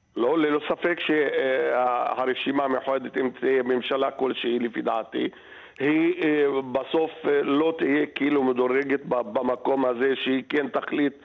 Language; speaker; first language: Hebrew; non-native, local second language; Arabic